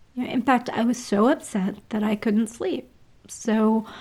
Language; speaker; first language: English; native; English